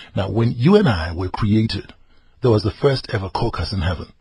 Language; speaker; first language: English; non-native, local second language; Zulu